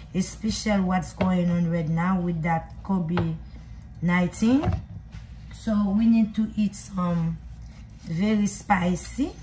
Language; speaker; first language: English; non-native, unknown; Haitian Creole